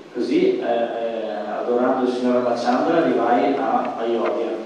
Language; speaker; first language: Italian; native; Italian